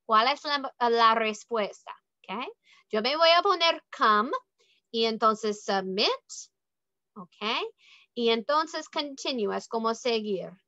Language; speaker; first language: Spanish; non-native, learner; English